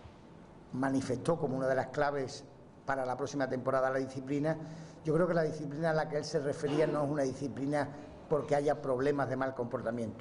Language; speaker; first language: Spanish; native; Spanish